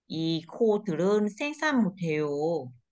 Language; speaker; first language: Korean; non-native, learner; Vietnamese